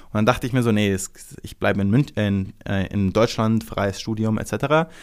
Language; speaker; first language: German; early bilingual, other home language; Croatian